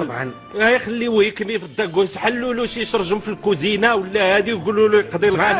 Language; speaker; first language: Arabic; native; Arabic